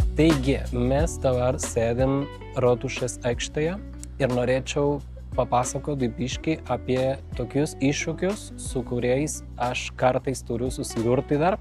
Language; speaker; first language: Lithuanian; non-native, fluent; Spanish